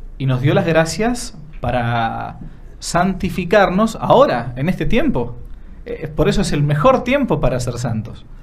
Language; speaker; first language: Spanish; native; Spanish